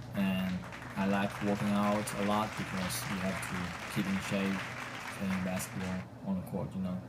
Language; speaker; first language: English; non-native, learner; Chinese